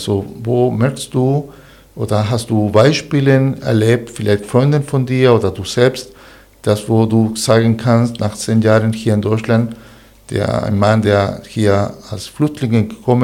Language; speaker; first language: German; non-native, fluent; Spanish